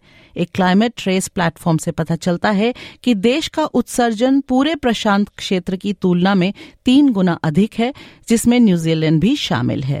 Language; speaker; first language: Hindi; native; Hindi